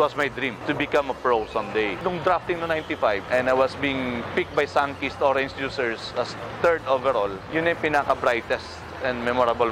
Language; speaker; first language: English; non-native, local second language; Filipino